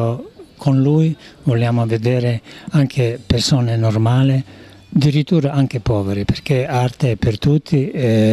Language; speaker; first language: Italian; non-native, learner; Serbian